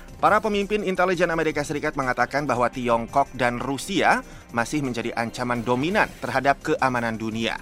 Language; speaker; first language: Indonesian; native; Indonesian